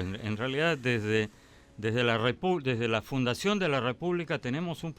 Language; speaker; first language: Spanish; native; Spanish